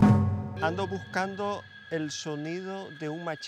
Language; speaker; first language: Spanish; non-native, fluent; Dutch